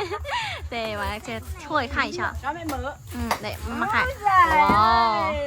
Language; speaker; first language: Chinese; non-native, learner; Vietnamese